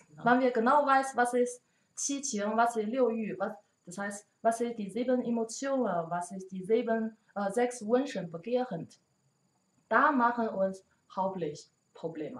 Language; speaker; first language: German; non-native, learner; Chinese